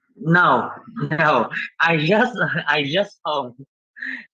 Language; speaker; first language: English; non-native, learner; Vietnamese